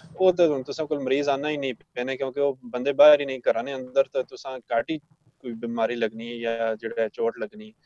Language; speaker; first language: Punjabi; early bilingual, heritage; Punjabi